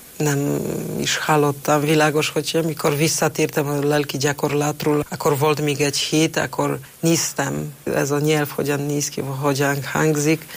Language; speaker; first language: Hungarian; non-native, fluent; Polish